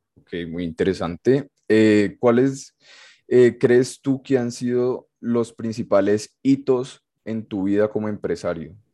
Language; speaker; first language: Spanish; native; Spanish